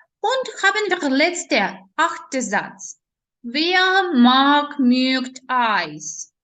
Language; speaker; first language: German; non-native, learner; Ukrainian